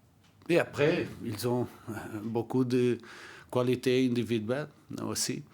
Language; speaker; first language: French; non-native, learner; Portuguese